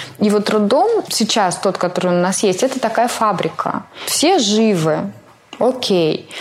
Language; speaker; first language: Russian; native; Russian